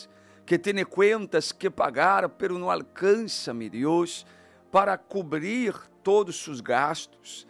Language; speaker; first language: Spanish; non-native, fluent; Portuguese